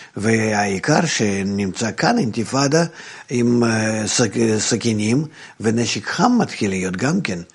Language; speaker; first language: Hebrew; non-native, fluent; Russian